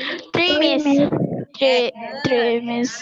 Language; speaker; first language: English; non-native, learner; Indonesian